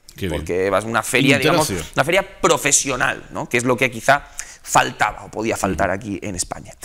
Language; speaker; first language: Spanish; native; Spanish